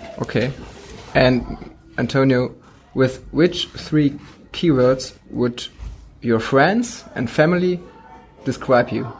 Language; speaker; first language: English; non-native, fluent; German